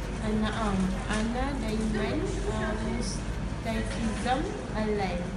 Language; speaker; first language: Arabic; non-native, learner; Malay